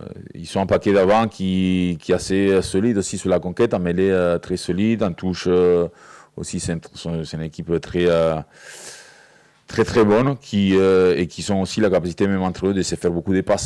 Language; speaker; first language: French; native; French